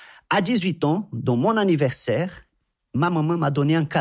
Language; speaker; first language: French; non-native, fluent; Portuguese